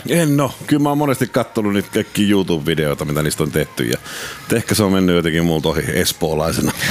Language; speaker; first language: Finnish; native; Finnish